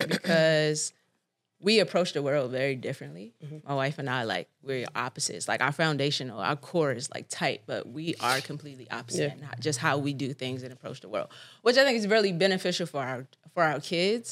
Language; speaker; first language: English; native; English